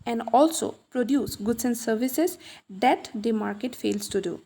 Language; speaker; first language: English; non-native, local second language; Assamese